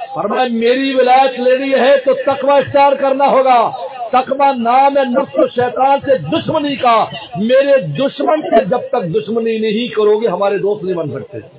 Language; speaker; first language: Urdu; non-native, local second language; Pashto